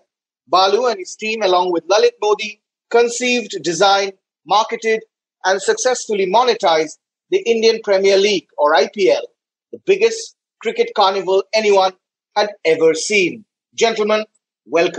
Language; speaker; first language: English; non-native, local second language; Bangla